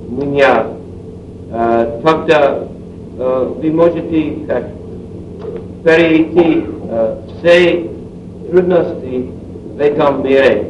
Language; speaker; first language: Russian; non-native, learner; English